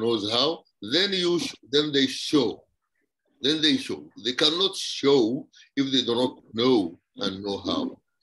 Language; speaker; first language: English; non-native, fluent; Arabic